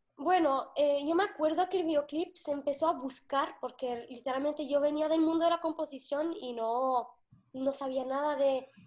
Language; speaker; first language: Spanish; non-native, fluent; Arabic